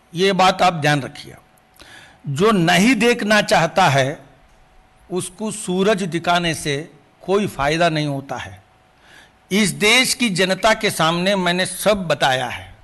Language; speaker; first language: Hindi; non-native, local second language; Telugu